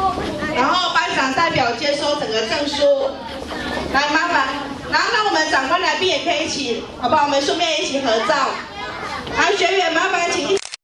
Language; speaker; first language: Chinese; native; Chinese